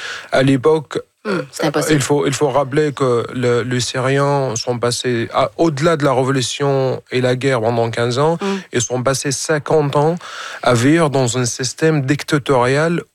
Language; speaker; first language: French; non-native, fluent; Arabic